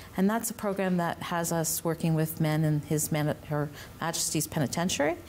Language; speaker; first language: English; native; English